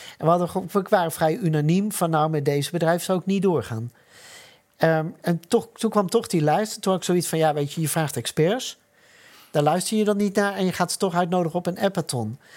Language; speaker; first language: Dutch; native; Dutch